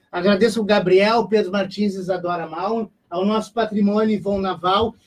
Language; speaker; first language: Portuguese; native; Portuguese